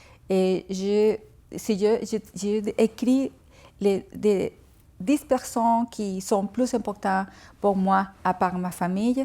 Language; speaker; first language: French; non-native, fluent; Spanish